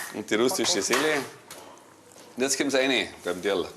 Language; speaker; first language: German; native; German